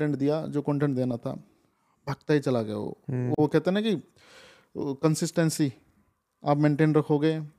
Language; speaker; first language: Hindi; native; Hindi